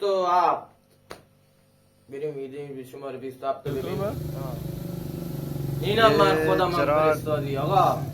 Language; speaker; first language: Persian; non-native, local second language; Baluchi